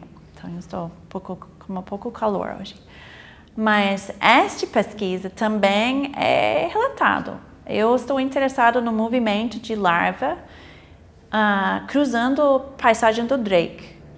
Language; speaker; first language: Portuguese; non-native, fluent; English